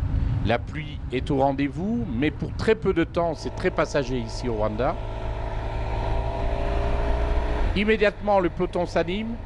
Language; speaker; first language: French; native; French